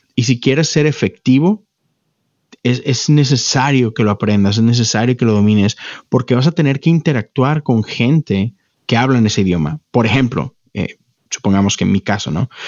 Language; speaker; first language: Spanish; native; Spanish